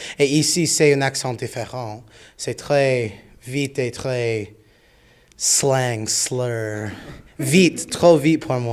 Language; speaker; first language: French; non-native, learner; English